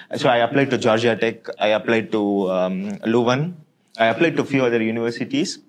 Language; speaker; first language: English; non-native, local second language; Tamil